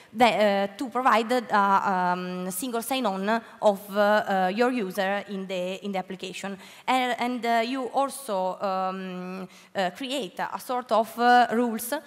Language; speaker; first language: English; non-native, learner; Italian